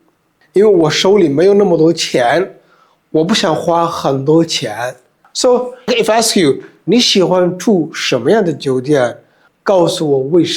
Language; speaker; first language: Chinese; non-native, fluent; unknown